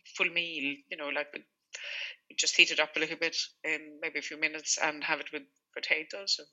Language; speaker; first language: English; non-native, fluent; Swedish